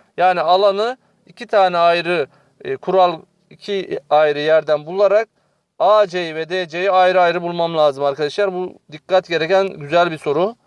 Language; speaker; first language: Turkish; native; Turkish